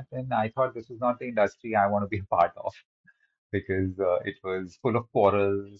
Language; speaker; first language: English; non-native, local second language; Hindi